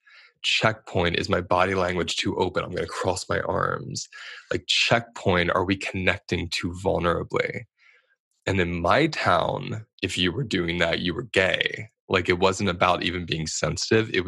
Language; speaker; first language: English; native; English